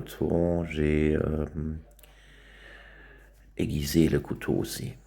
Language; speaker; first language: French; non-native, local second language; German